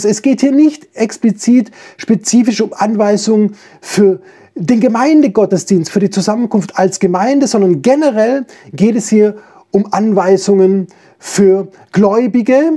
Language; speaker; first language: German; native; German